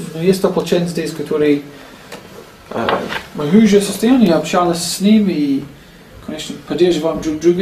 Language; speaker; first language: Russian; non-native, learner; English